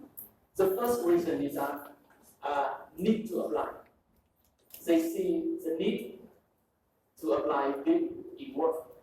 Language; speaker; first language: English; non-native, fluent; Vietnamese